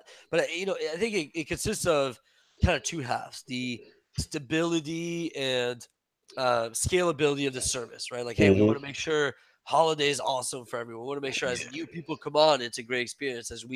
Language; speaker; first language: English; non-native, fluent; French